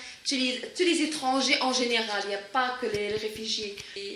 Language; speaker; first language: French; non-native, fluent; Arabic